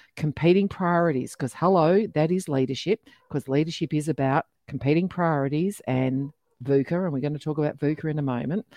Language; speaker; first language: English; native; English